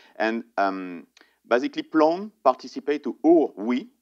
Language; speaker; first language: English; non-native, fluent; French